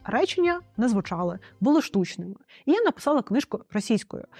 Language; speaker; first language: Ukrainian; non-native, local second language; Russian